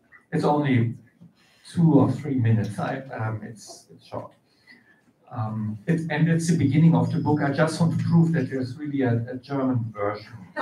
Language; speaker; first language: English; non-native, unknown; German